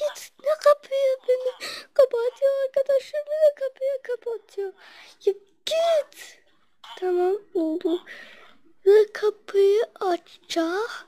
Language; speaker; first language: Turkish; non-native, learner; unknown